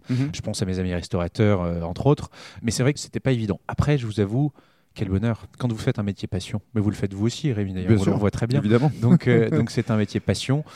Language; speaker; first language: French; native; French